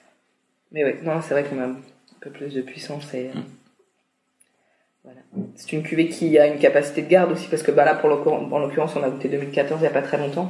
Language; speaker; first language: French; native; French